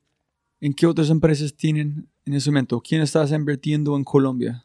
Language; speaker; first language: Spanish; non-native, fluent; English